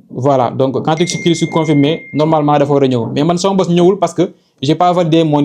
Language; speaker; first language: French; non-native, local second language; Wolof